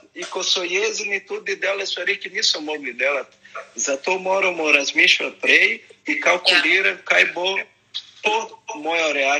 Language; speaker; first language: Slovenian; non-native, learner; Portuguese